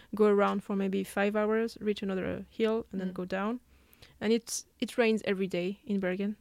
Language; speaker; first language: English; non-native, fluent; French